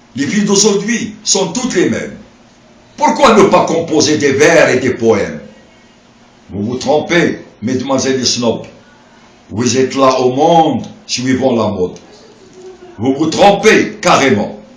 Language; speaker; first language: French; non-native, local second language; Arabic